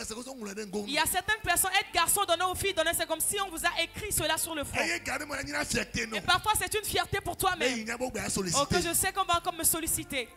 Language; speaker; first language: French; non-native, local second language; Ewe